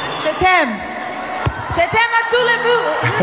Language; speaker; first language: French; non-native, learner; Portuguese